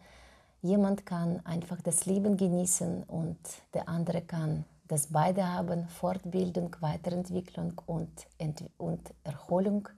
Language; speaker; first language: German; non-native, fluent; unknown